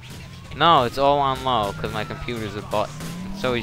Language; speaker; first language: English; native; English